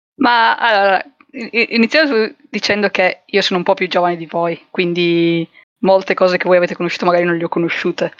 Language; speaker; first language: Italian; native; Italian